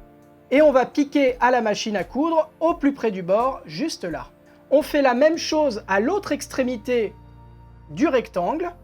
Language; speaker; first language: French; native; French